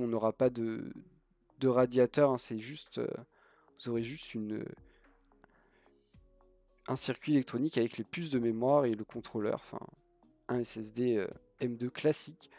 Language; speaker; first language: French; native; French